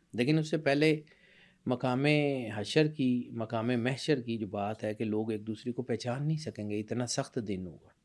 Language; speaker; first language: Urdu; non-native, local second language; Punjabi